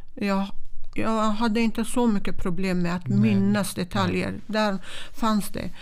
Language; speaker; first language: Swedish; non-native, fluent; Persian